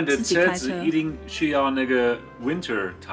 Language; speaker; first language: Chinese; non-native, learner; German